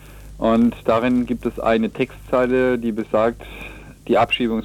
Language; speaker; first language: German; native; German